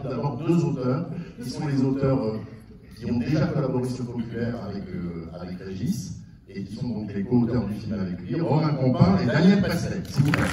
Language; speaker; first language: French; native; French